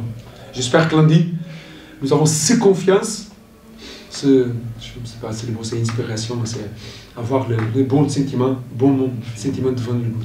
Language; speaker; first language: French; non-native, learner; Portuguese